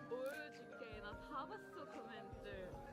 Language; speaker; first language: Korean; non-native, fluent; French